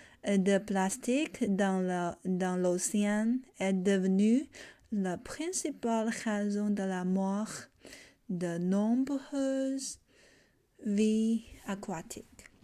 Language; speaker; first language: French; non-native, learner; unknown